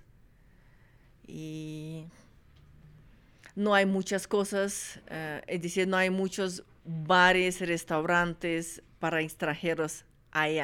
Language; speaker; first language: Spanish; non-native, fluent; Russian